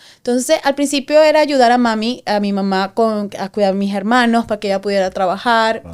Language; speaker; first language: Spanish; native; Spanish